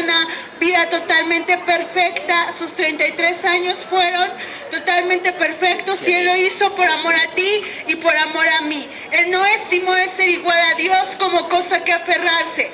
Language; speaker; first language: Spanish; native; Spanish